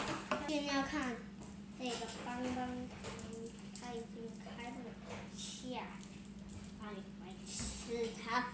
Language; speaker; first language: Chinese; early bilingual, heritage; Chinese